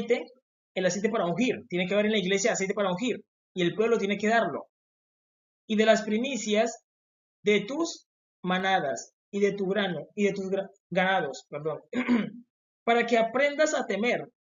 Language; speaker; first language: Spanish; native; Spanish